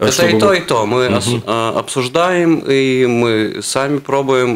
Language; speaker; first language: Russian; non-native, fluent; Latvian